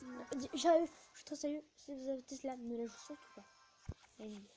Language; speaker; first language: French; native; French